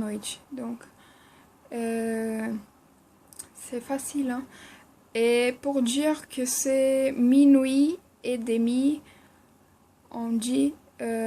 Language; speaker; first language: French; non-native, fluent; Portuguese